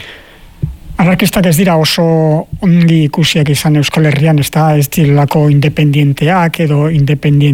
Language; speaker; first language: Basque; native; Basque